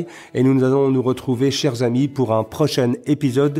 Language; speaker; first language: French; native; French